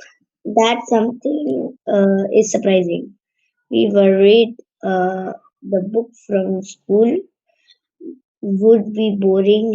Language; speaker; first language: English; non-native, learner; Hindi